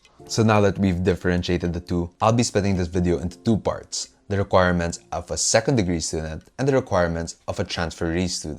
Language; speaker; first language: English; non-native, local second language; Filipino